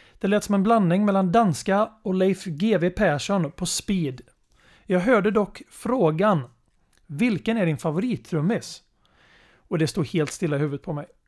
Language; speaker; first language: Swedish; native; Swedish